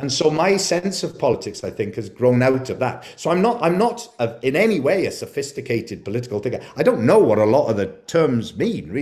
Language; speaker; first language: English; native; English